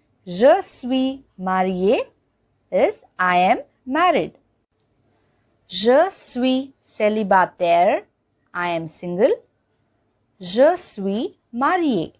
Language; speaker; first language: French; non-native, learner; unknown